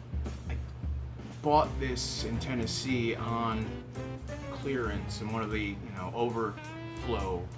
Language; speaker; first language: English; native; English